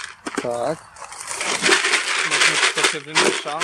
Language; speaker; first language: Polish; native; Polish